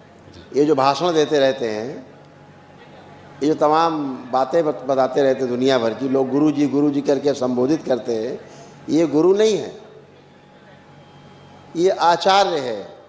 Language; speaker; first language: Hindi; native; Hindi